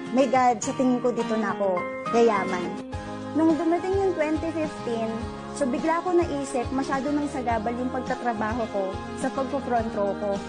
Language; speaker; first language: Filipino; native; Filipino